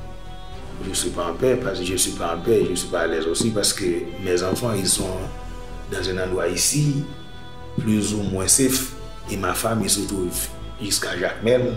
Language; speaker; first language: French; non-native, local second language; Haitian Creole